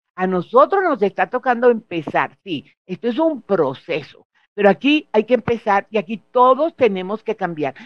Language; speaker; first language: Spanish; native; Spanish